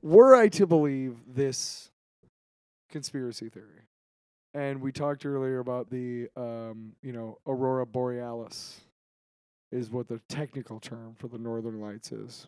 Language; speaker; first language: English; native; English